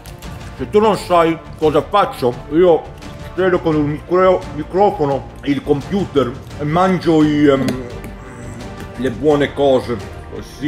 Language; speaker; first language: Italian; non-native, learner; Swedish